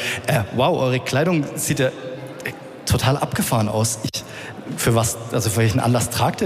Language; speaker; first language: German; native; German